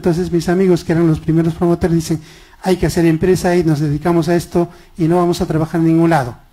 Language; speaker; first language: Spanish; non-native, local second language; Quechua